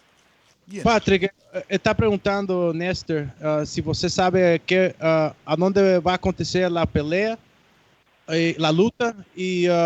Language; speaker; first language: Portuguese; non-native, fluent; Spanish